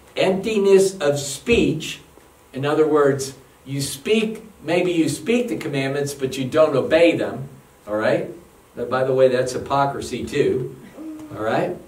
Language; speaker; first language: English; native; English